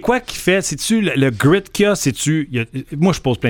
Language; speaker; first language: French; native; French